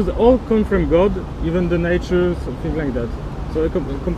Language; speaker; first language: English; non-native, learner; Polish